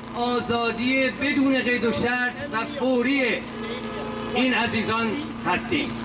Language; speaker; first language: Persian; native; Persian